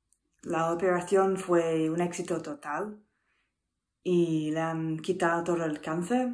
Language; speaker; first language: Spanish; non-native, learner; English